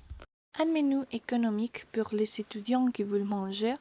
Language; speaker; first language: French; non-native, learner; Spanish